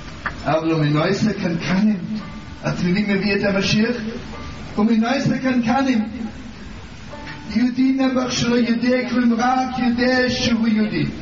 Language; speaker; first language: Hebrew; non-native, learner; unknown